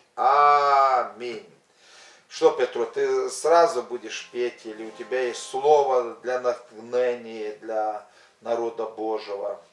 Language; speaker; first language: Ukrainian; non-native, local second language; Russian